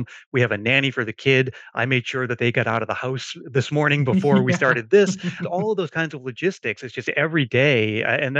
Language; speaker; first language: English; native; English